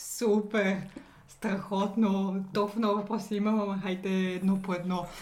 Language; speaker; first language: Bulgarian; native; Bulgarian